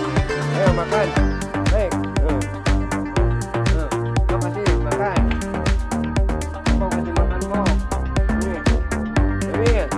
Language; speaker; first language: Indonesian; non-native, local second language; Sundanese